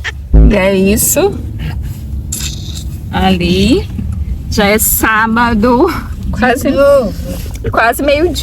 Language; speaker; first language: Portuguese; native; Portuguese